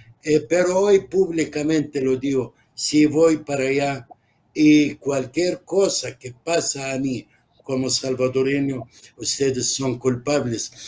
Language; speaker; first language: Spanish; non-native, fluent; Arabic